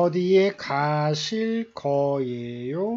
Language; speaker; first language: Korean; native; Korean